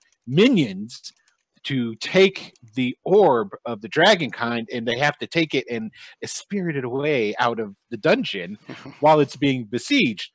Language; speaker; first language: English; native; English